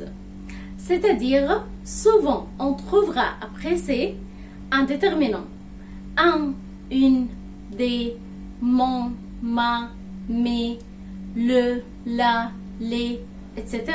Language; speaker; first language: French; non-native, fluent; Arabic